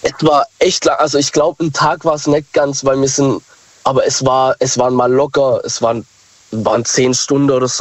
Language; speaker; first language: German; native; German